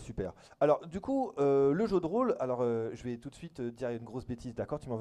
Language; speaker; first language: French; native; French